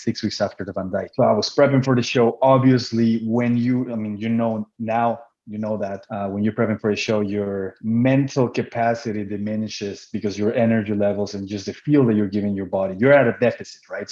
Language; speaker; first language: English; non-native, fluent; Spanish